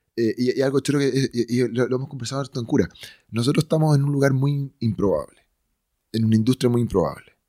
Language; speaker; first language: Spanish; native; Spanish